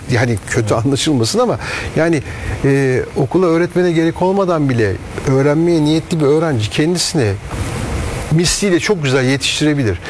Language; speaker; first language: Turkish; native; Turkish